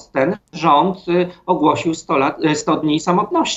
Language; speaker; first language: Polish; native; Polish